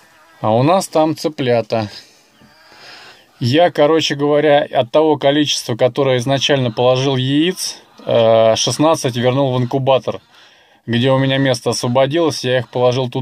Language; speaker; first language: Russian; native; Russian